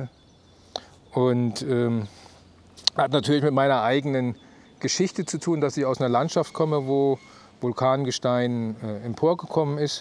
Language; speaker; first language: German; native; German